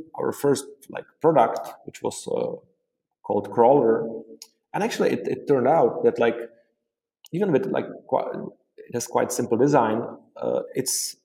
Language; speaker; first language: English; non-native, fluent; Czech